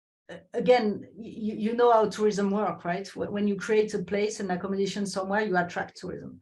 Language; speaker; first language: English; non-native, fluent; French